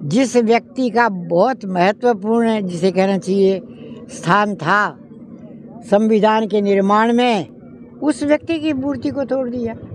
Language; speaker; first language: Hindi; native; Hindi